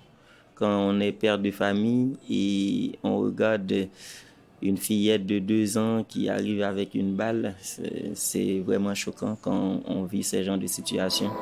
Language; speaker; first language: French; non-native, local second language; Haitian Creole